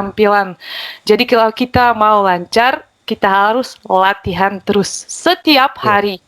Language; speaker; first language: Indonesian; non-native, fluent; Bulgarian